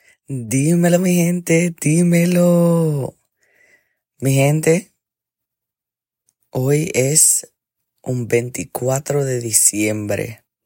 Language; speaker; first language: Spanish; early bilingual, heritage; Spanish